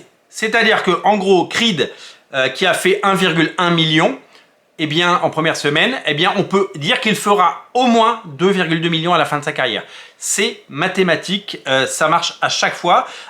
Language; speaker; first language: French; native; French